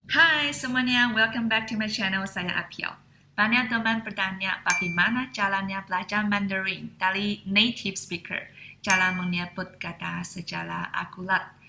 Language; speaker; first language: Indonesian; non-native, fluent; Chinese